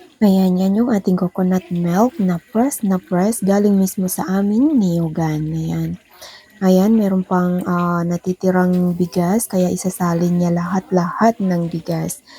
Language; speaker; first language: Filipino; non-native, local second language; Maguindanaon